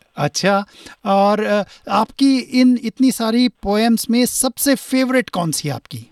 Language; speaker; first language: Hindi; native; Hindi